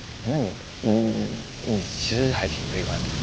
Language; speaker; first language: Chinese; native; Chinese